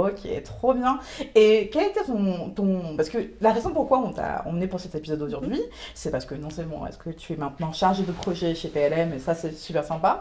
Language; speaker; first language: French; non-native, fluent; English